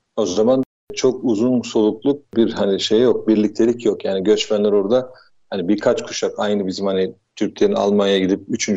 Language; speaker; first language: Turkish; native; Turkish